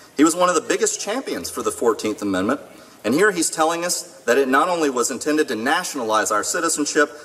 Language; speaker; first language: English; native; English